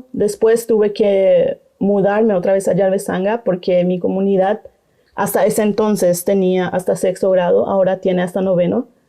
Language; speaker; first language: Spanish; non-native, local second language; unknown